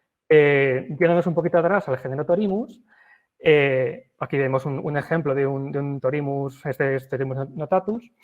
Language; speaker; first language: Spanish; native; Spanish